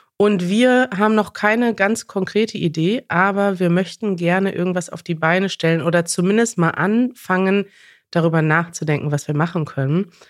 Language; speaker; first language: German; native; German